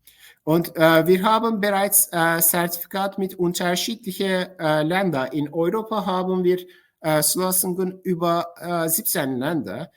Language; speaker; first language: German; non-native, fluent; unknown